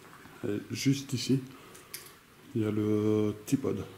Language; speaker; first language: French; native; French